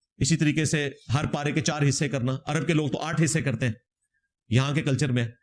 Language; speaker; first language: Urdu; native; Urdu